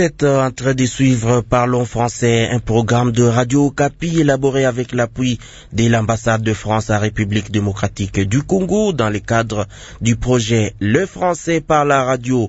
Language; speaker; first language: French; non-native, local second language; Lingala